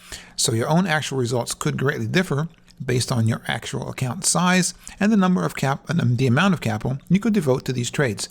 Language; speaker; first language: English; native; English